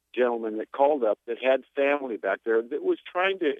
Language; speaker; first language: English; non-native, fluent; Spanish